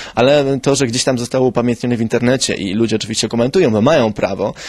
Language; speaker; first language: Polish; early bilingual, other home language; Spanish